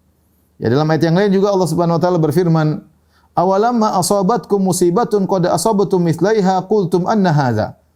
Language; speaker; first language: Indonesian; native; Indonesian